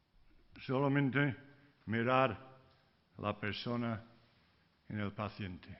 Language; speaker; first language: Spanish; non-native, fluent; English